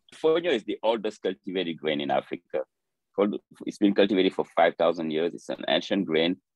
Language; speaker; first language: English; non-native, fluent; French